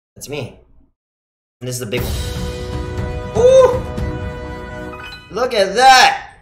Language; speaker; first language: English; native; English